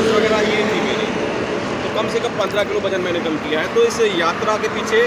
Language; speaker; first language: Hindi; native; Hindi